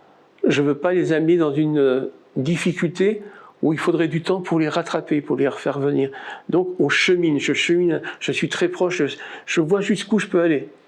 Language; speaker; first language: French; native; French